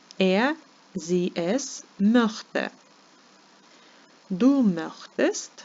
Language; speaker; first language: German; non-native, fluent; Ukrainian